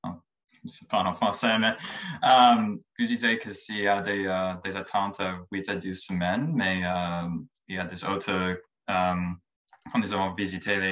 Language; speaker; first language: French; non-native, learner; English